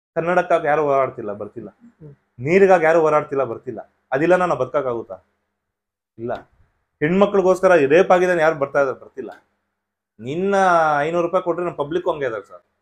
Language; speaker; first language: Kannada; non-native, local second language; Telugu